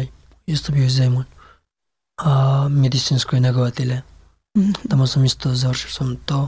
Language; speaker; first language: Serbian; non-native, learner; Pashto